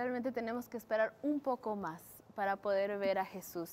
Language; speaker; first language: Spanish; native; Spanish